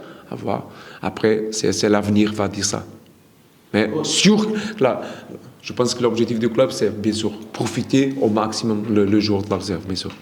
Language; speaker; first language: French; non-native, learner; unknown